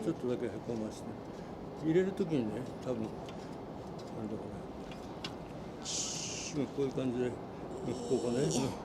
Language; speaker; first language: Japanese; native; Japanese